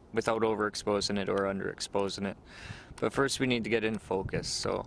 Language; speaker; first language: English; native; English